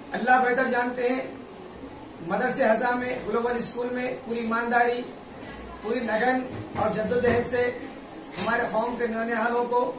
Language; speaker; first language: Urdu; native; Urdu